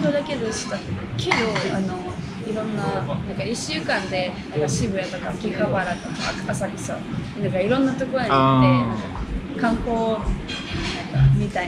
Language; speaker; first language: Japanese; non-native, fluent; Russian